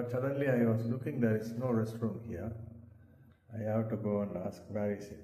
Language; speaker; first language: English; non-native, local second language; Tamil